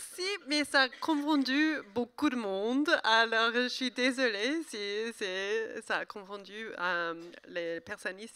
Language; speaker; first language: French; non-native, learner; English